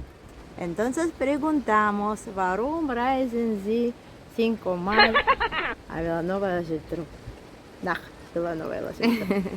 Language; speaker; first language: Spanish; non-native, fluent; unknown